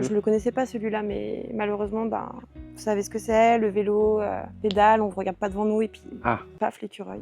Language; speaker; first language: French; native; French